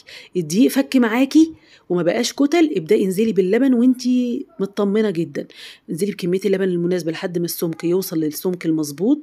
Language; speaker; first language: Arabic; native; Arabic